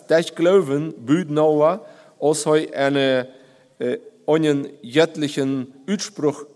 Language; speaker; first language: German; non-native, learner; Plautdietsch